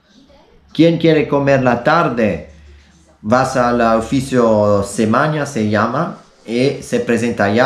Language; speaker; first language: Spanish; non-native, learner; Italian